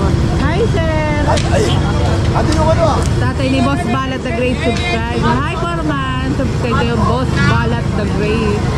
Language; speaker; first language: Filipino; native; Filipino